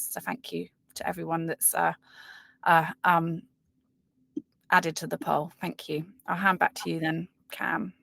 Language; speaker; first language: English; native; English